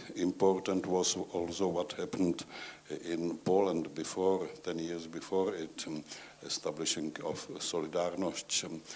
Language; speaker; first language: English; non-native, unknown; Czech